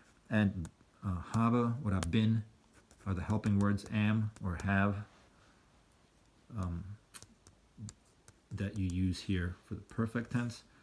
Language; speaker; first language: English; native; English